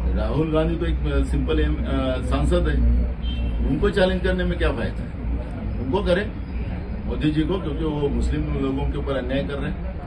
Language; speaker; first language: Hindi; non-native, local second language; Marathi